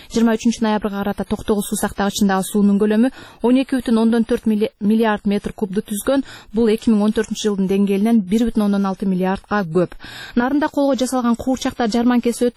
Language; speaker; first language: Kyrgyz; native; Kyrgyz